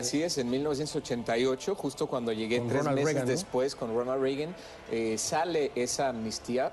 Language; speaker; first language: Spanish; early bilingual, other home language; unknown